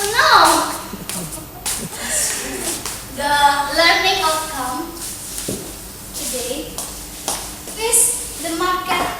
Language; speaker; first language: English; non-native, learner; Indonesian